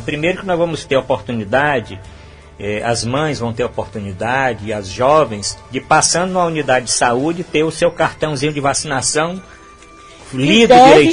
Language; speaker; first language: Portuguese; native; Portuguese